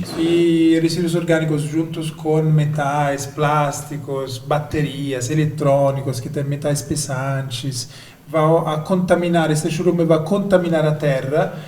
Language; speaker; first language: Portuguese; non-native, fluent; Italian